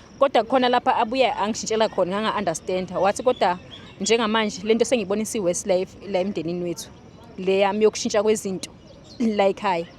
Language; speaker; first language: Zulu; native; Zulu